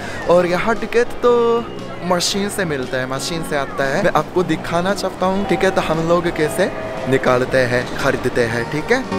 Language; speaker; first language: Hindi; non-native, fluent; Japanese